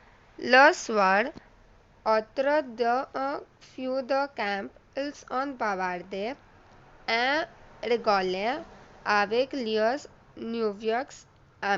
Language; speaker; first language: French; non-native, learner; Hindi